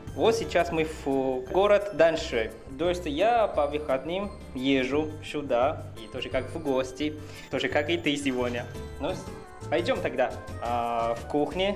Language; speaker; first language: Russian; non-native, fluent; Chinese